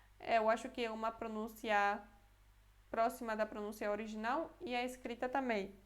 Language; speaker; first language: Portuguese; native; Portuguese